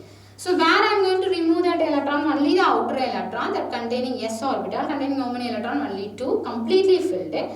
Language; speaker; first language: English; non-native, local second language; Tamil